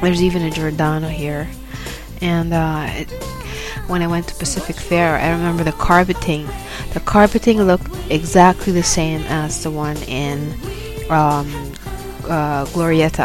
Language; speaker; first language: English; non-native, local second language; Filipino